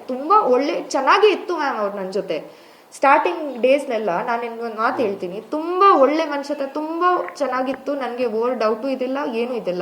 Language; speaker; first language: Kannada; non-native, local second language; Kodava